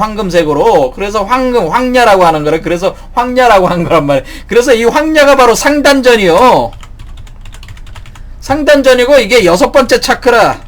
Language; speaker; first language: Korean; native; Korean